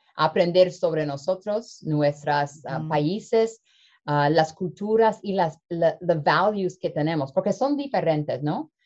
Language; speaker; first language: Spanish; early bilingual, heritage; Spanish